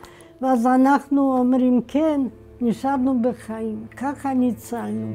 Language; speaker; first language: Hebrew; non-native, fluent; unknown